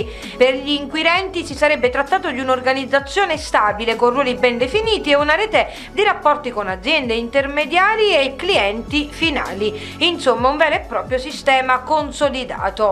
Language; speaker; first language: Italian; native; Italian